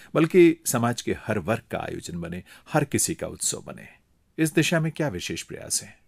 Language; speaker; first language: Hindi; native; Hindi